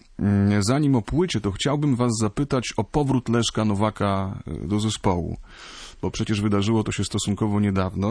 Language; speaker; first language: Polish; native; Polish